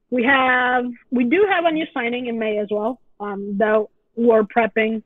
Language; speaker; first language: English; non-native, fluent; Italian